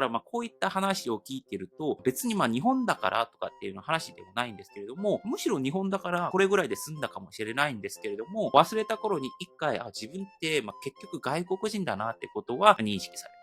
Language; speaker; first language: Japanese; non-native, fluent; Korean